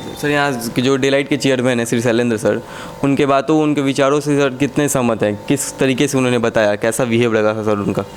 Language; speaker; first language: Hindi; native; Hindi